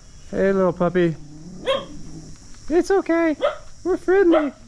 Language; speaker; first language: English; native; English